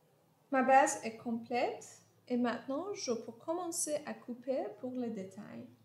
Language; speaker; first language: French; non-native, fluent; Persian